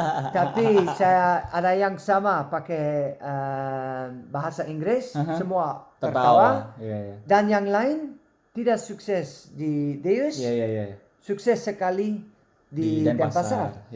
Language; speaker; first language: Indonesian; non-native, learner; Dutch